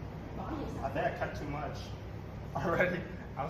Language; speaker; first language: English; native; English